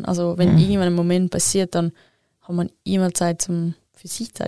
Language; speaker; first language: German; non-native, local second language; French